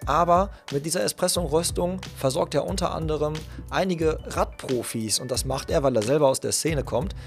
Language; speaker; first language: German; native; German